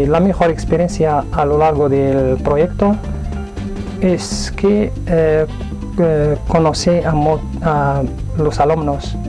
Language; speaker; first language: Spanish; non-native, learner; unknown